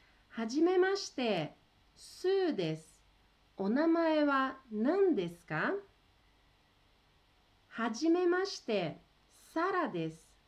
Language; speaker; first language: Japanese; early bilingual, heritage; Portuguese